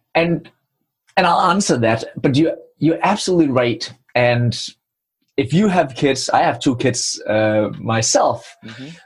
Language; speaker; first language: English; non-native, fluent; Danish